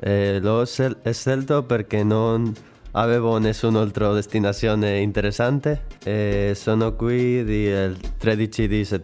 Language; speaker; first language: Italian; non-native, learner; Spanish